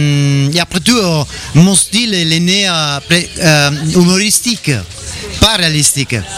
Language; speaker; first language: French; non-native, learner; Italian